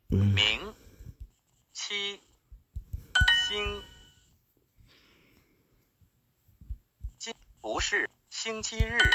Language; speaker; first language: Chinese; non-native, learner; English